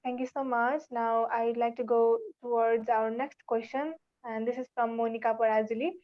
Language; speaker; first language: English; non-native, local second language; Nepali